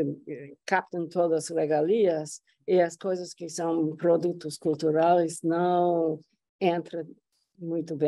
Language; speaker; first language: Portuguese; non-native, fluent; English